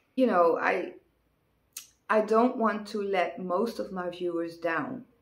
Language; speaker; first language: English; non-native, fluent; Dutch